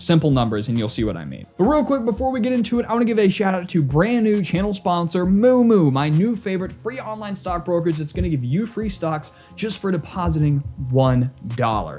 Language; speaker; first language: English; native; English